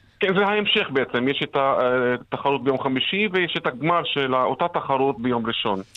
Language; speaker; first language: Hebrew; non-native, local second language; Arabic